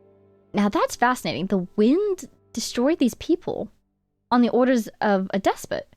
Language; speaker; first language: English; native; English